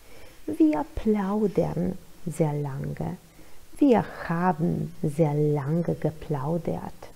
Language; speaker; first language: German; non-native, fluent; Polish